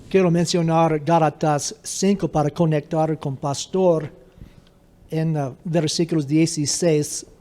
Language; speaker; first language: Spanish; non-native, fluent; English